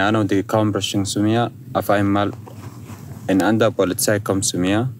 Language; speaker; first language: German; non-native, fluent; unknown